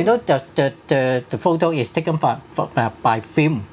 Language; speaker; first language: English; non-native, local second language; Cantonese